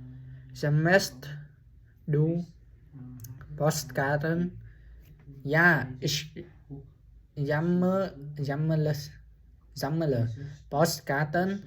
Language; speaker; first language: German; non-native, learner; Vietnamese